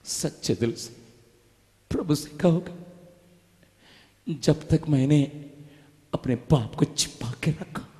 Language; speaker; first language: Hindi; non-native, local second language; Tamil